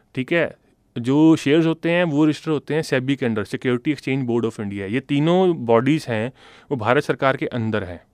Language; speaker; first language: Hindi; non-native, local second language; Punjabi